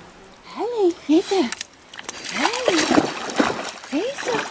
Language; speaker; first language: French; native; French